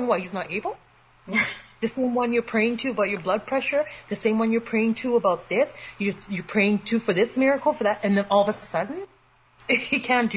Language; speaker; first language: English; native; English